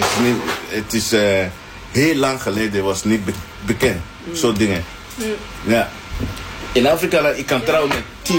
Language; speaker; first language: Dutch; non-native, learner; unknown